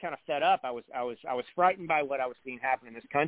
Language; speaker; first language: English; native; English